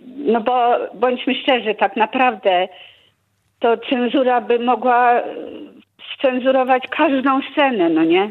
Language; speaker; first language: Polish; early bilingual, heritage; Polish